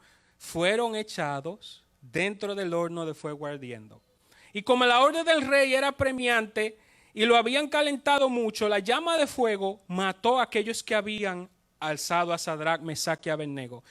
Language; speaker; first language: Spanish; native; Spanish